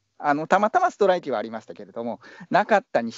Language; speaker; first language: Japanese; native; Japanese